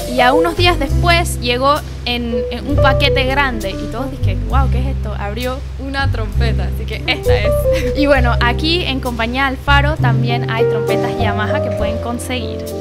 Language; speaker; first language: Spanish; early bilingual, heritage; Spanish